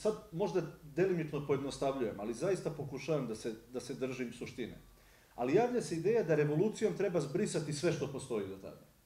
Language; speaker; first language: Serbian; native; Serbian